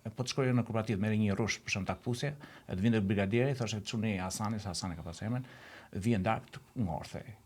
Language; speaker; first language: Albanian; native; Albanian